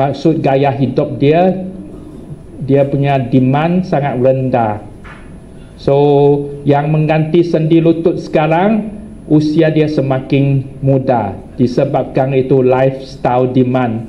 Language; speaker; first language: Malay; non-native, local second language; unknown